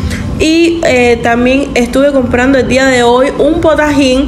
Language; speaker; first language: Spanish; native; Spanish